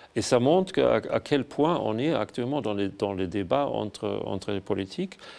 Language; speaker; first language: French; non-native, fluent; German